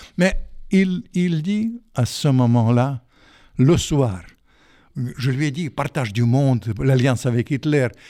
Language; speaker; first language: French; non-native, fluent; Russian